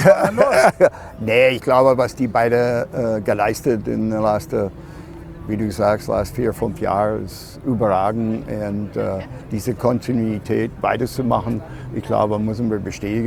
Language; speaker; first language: German; non-native, fluent; English